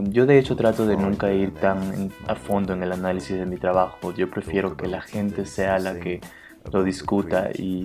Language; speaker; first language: Spanish; non-native, fluent; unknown